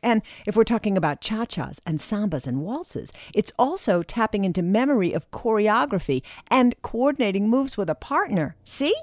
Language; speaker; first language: English; native; English